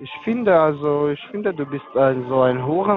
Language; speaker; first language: German; non-native, learner; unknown